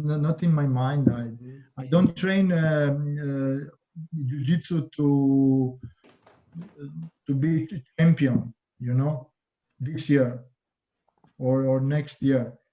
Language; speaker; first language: English; non-native, learner; Croatian